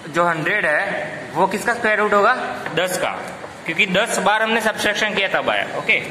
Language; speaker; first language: Hindi; non-native, local second language; Gujarati